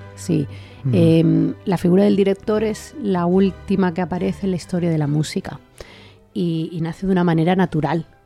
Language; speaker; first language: Spanish; native; Spanish